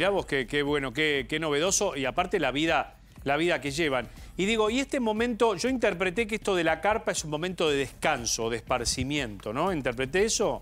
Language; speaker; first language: Spanish; native; Spanish